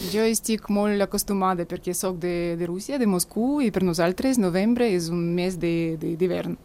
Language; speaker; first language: Catalan; non-native, fluent; Russian